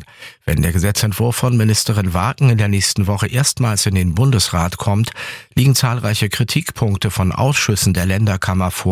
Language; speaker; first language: German; native; German